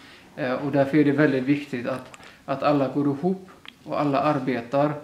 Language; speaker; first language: Swedish; early bilingual, other home language; Somali